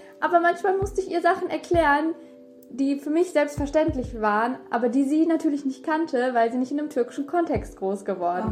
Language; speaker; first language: German; early bilingual, other home language; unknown